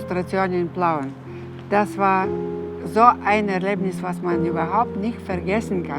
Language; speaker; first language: German; non-native, fluent; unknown